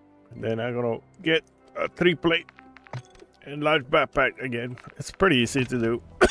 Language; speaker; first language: English; non-native, local second language; Spanish